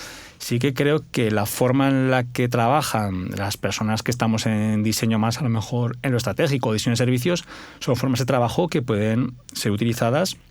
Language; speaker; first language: Spanish; native; Spanish